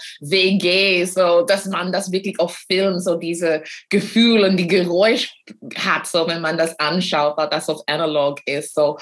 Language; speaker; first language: German; non-native, fluent; English